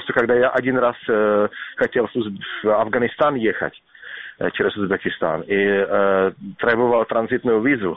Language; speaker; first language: Russian; non-native, fluent; Czech